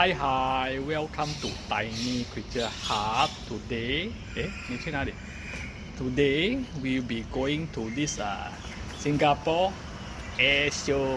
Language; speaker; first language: English; non-native, local second language; Chinese